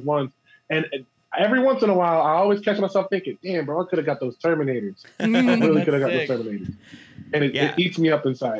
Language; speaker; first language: English; native; English